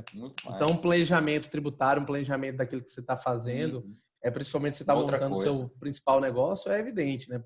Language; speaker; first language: Portuguese; native; Portuguese